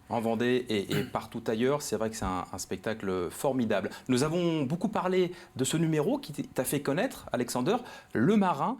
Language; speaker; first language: French; native; French